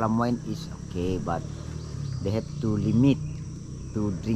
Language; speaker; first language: English; non-native, fluent; Indonesian